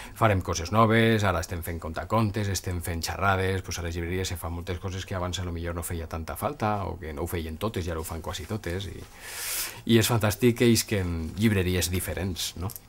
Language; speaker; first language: Catalan; native; Catalan